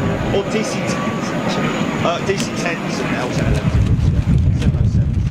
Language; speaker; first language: English; native; English